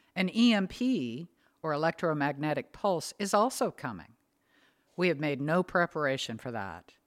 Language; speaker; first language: English; native; English